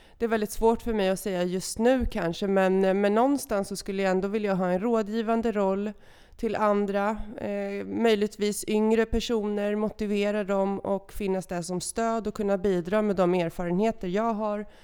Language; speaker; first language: Swedish; native; Swedish